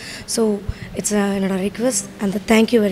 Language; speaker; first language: Tamil; non-native, local second language; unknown